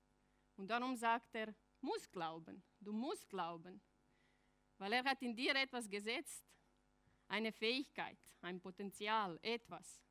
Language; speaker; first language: German; non-native, fluent; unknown